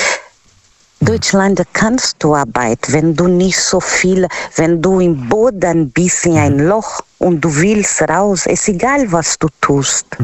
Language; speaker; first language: German; non-native, learner; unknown